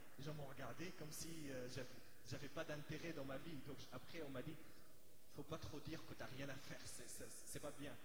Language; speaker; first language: French; non-native, fluent; Arabic